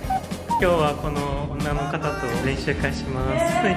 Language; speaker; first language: Japanese; native; Japanese